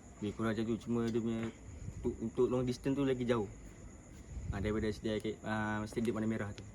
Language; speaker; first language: Malay; native; Malay